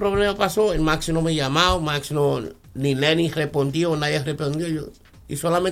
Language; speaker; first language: Spanish; early bilingual, heritage; Spanish